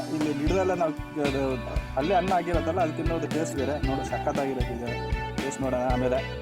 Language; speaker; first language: Kannada; non-native, local second language; Telugu